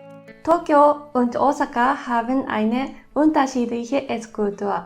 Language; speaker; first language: German; non-native, fluent; Japanese